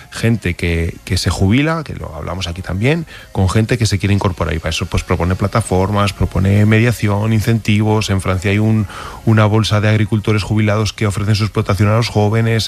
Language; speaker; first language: Spanish; native; Spanish